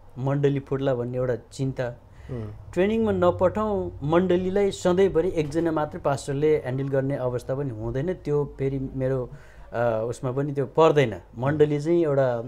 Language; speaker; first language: Nepali; native; Nepali